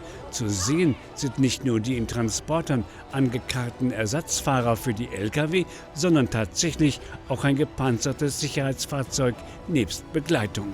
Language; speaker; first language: German; native; German